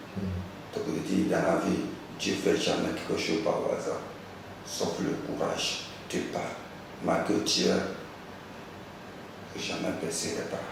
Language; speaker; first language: French; non-native, local second language; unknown